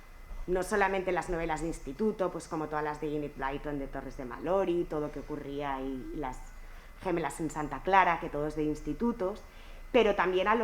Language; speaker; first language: Spanish; native; Spanish